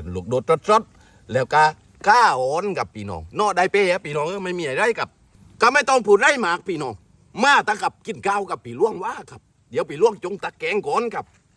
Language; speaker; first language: Thai; native; Thai